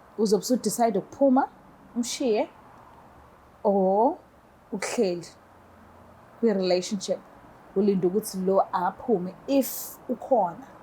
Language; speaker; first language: Zulu; native; Zulu